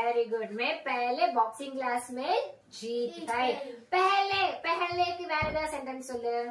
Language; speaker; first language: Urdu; non-native, local second language; Tamil